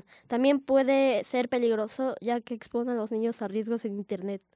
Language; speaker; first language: Spanish; native; Spanish